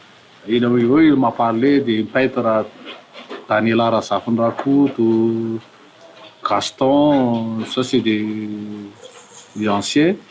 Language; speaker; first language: French; non-native, local second language; Malagasy